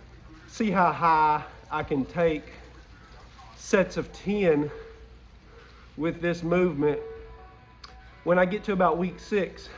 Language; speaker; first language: English; native; English